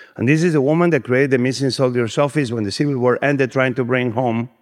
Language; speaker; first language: English; non-native, fluent; Spanish